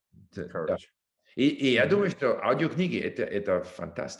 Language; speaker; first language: Russian; non-native, learner; English